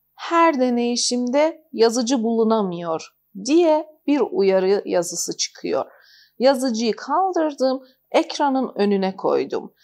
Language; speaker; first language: Turkish; non-native, fluent; Persian